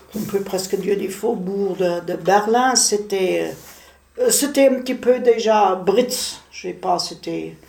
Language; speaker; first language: French; non-native, fluent; German